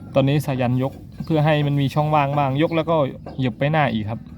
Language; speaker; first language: Thai; native; Thai